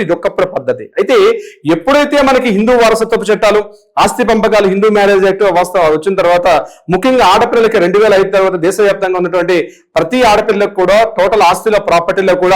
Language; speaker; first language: Telugu; native; Telugu